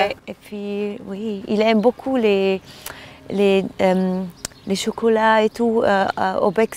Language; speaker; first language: French; non-native, learner; German